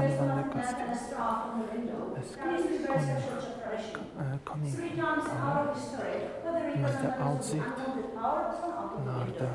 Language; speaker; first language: Dutch; non-native, learner; Polish